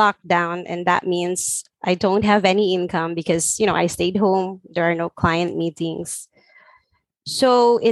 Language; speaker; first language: English; non-native, local second language; Filipino